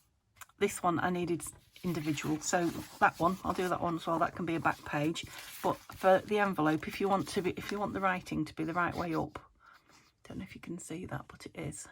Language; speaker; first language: English; native; English